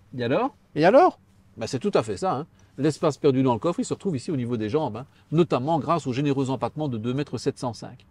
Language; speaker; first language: French; native; French